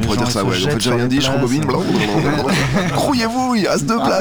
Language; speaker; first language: French; native; French